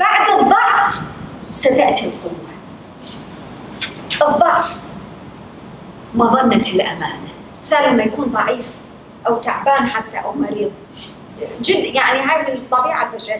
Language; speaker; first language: Arabic; native; Arabic